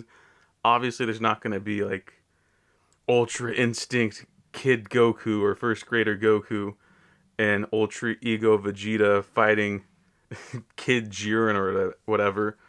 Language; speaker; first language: English; native; English